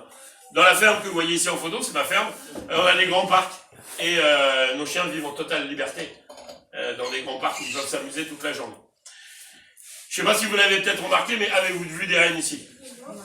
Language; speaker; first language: French; native; French